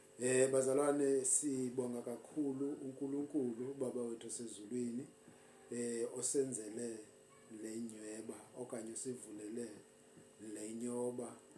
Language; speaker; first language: Zulu; native; Zulu